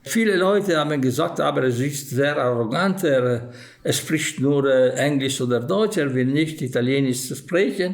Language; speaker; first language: German; non-native, fluent; Italian